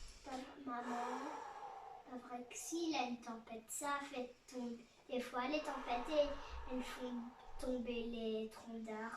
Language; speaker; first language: French; native; French